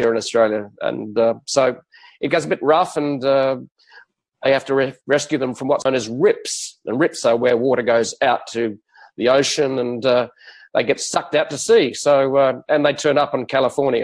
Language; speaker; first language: English; native; English